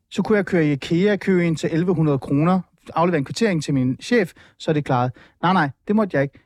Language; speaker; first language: Danish; early bilingual, other home language; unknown